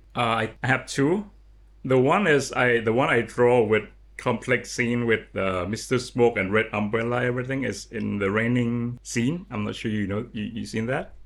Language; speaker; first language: English; non-native, learner; Lao